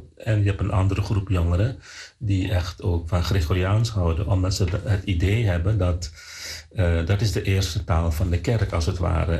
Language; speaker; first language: Dutch; non-native, fluent; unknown